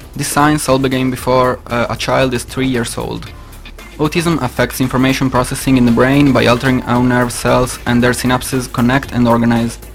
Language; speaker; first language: English; non-native, learner; Italian